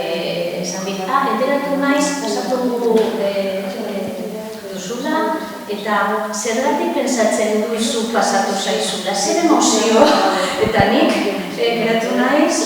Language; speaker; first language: Basque; non-native, learner; Spanish